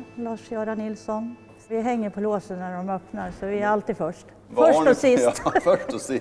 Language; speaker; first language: Swedish; native; Swedish